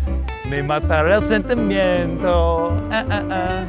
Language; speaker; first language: Spanish; non-native, fluent; English